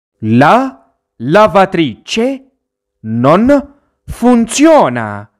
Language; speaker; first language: Italian; non-native, fluent; Arabic